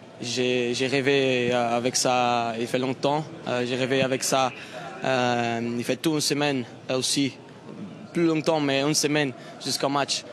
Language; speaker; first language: French; non-native, fluent; Portuguese